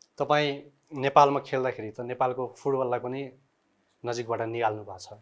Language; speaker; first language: Nepali; native; Nepali